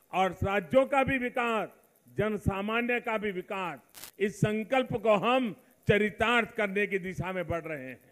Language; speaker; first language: Hindi; non-native, local second language; Gujarati